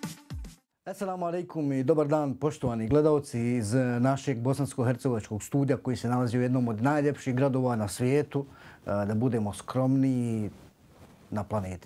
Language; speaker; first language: Croatian; native; Croatian